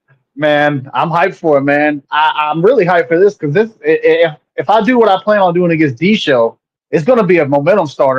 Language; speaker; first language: English; native; English